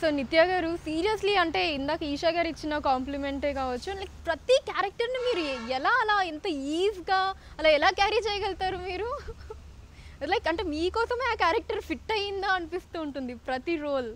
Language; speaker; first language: Telugu; native; Telugu